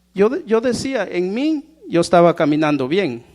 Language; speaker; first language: Spanish; native; Spanish